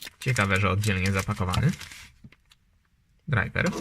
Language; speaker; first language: Polish; native; Polish